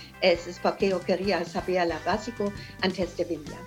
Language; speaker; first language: Spanish; non-native, learner; German